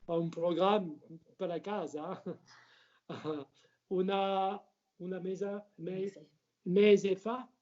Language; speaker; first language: Italian; non-native, learner; French